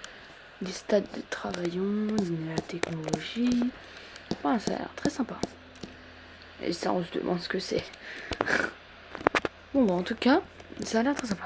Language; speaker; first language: French; native; French